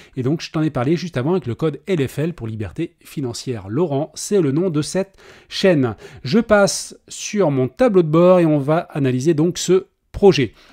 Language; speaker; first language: French; native; French